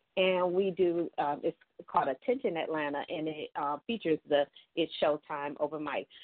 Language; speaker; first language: English; native; English